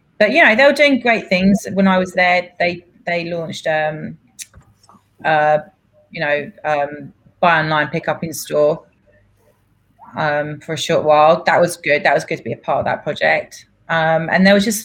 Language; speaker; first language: English; non-native, local second language; Greek